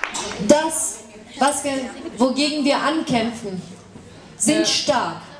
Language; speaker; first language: German; non-native, fluent; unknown